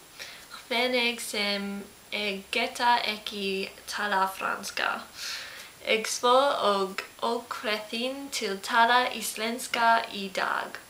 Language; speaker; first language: Icelandic; non-native, learner; English